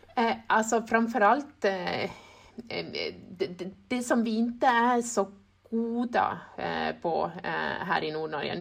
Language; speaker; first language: Swedish; non-native, fluent; Estonian